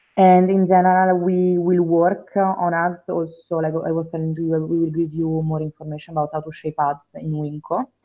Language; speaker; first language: English; non-native, fluent; Italian